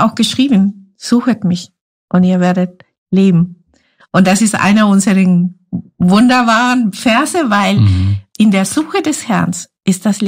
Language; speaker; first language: German; non-native, fluent; Spanish